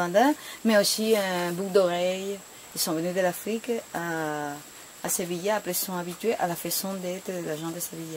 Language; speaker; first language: French; non-native, fluent; Spanish